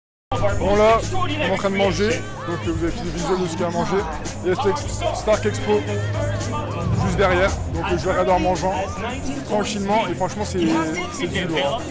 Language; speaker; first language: French; native; French